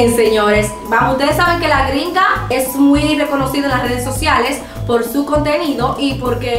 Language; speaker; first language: Spanish; native; Spanish